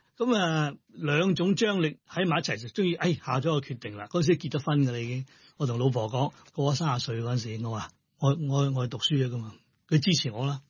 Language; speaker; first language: Cantonese; non-native, local second language; Hakka Chinese